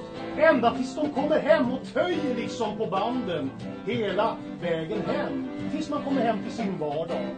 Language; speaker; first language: Swedish; native; Swedish